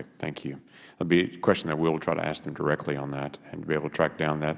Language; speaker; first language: English; native; English